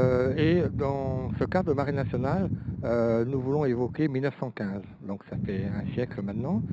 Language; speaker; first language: French; native; French